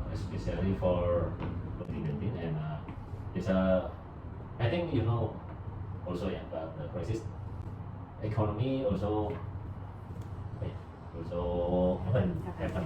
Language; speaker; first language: English; non-native, learner; Indonesian